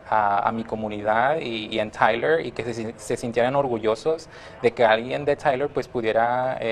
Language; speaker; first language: Spanish; early bilingual, heritage; Spanish